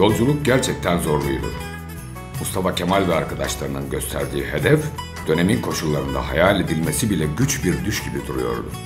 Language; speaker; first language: Turkish; native; Turkish